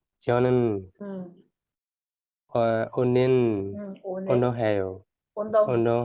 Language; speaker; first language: Korean; non-native, learner; Burmese